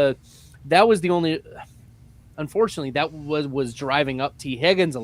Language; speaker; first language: English; native; English